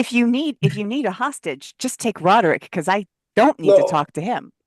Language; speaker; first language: English; native; English